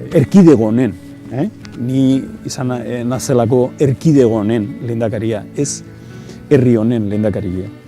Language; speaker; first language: Basque; non-native, local second language; Spanish